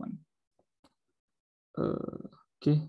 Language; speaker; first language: English; non-native, fluent; Indonesian